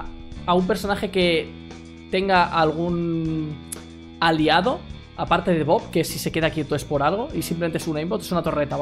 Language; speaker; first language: Spanish; native; Spanish